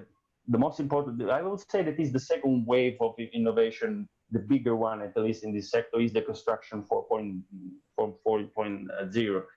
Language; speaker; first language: English; non-native, fluent; Italian